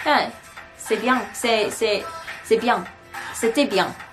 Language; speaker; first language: French; non-native, learner; Korean